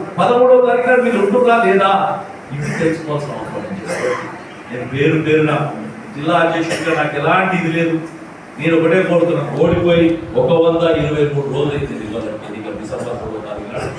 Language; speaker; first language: Telugu; non-native, local second language; Lambadi